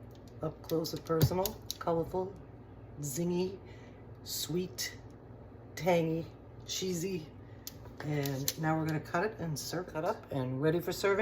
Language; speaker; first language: English; native; English